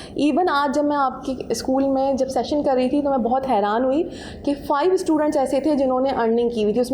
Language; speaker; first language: Urdu; native; Urdu